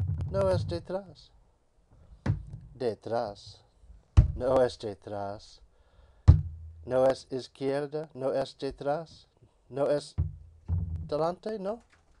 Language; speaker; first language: Spanish; non-native, learner; English